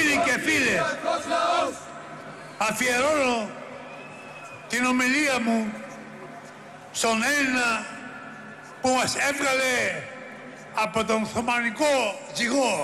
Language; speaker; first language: Greek; native; Greek